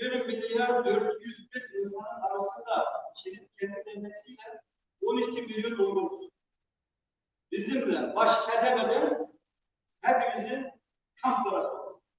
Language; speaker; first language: Turkish; non-native, fluent; Uyghur